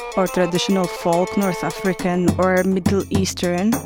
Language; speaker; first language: English; non-native, fluent; Arabic